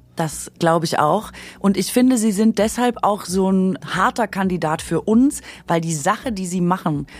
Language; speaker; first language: German; native; German